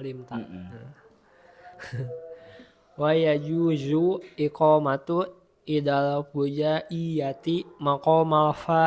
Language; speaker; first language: Arabic; non-native, learner; Indonesian